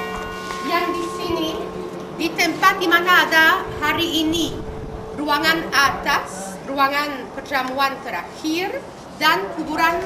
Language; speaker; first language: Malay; non-native, fluent; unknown